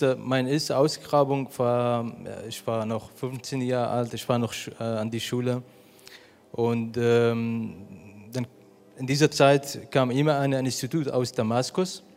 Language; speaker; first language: German; non-native, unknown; Arabic